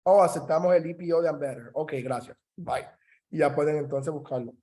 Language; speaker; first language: Spanish; early bilingual, heritage; Spanish